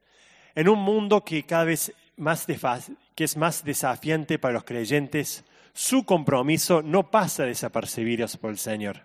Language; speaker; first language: Spanish; native; Spanish